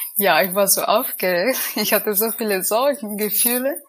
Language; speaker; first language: German; non-native, learner; Italian